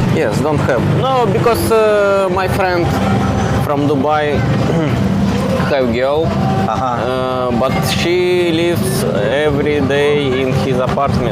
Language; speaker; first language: English; non-native, learner; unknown